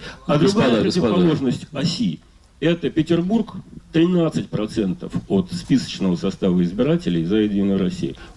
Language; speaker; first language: Russian; native; Russian